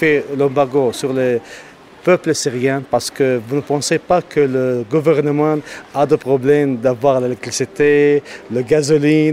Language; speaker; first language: French; non-native, learner; Arabic